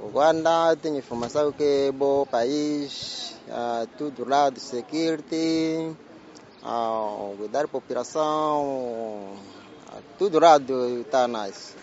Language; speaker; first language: Portuguese; non-native, learner; Kinyarwanda